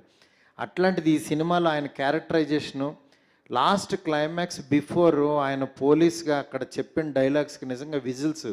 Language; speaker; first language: Telugu; native; Telugu